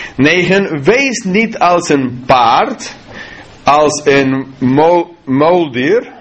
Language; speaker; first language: Dutch; non-native, fluent; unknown